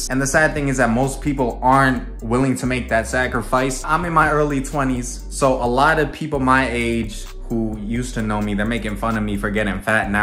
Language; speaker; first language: English; native; English